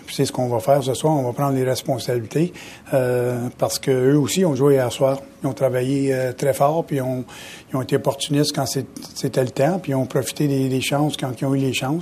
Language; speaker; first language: French; native; French